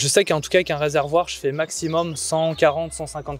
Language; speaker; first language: French; native; French